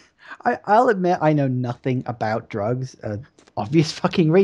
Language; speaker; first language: English; native; English